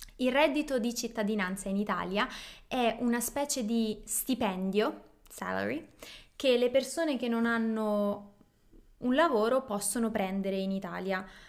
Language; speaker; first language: Italian; native; Italian